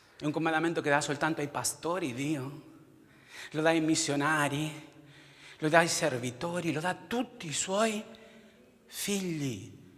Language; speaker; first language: Italian; non-native, fluent; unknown